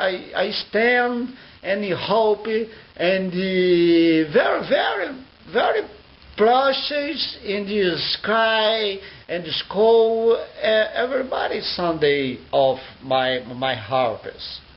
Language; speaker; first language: English; non-native, learner; Portuguese